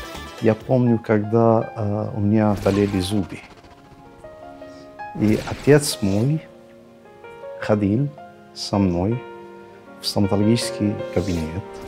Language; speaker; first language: Russian; non-native, fluent; Arabic